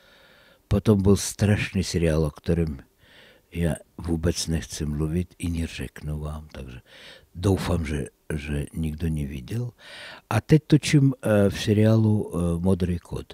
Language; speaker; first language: Czech; non-native, fluent; Russian